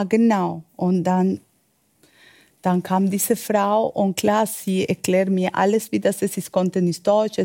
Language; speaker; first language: German; non-native, fluent; Spanish